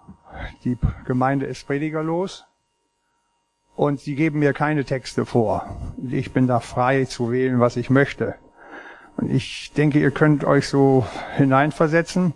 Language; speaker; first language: German; native; German